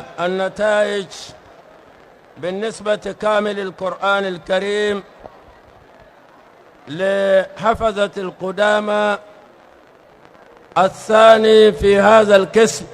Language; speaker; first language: Arabic; non-native, fluent; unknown